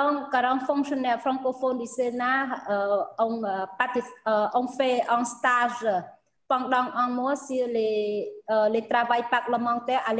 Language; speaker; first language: French; non-native, fluent; Khmer